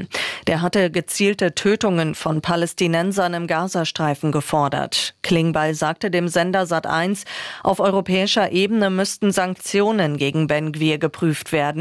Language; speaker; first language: German; native; German